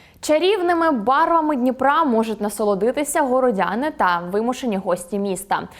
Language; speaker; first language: Ukrainian; native; Ukrainian